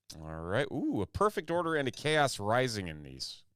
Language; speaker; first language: English; native; English